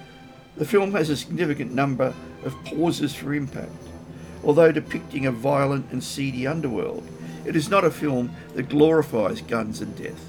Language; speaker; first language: English; native; English